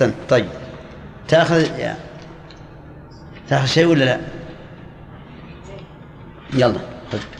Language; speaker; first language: Arabic; native; Arabic